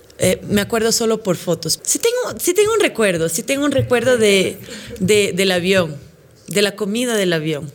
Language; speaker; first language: Spanish; non-native, fluent; Portuguese